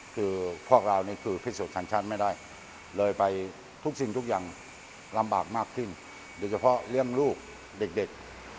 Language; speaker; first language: Thai; non-native, fluent; Rohingya